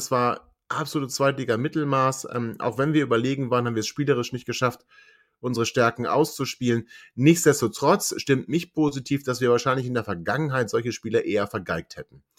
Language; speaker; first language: German; native; German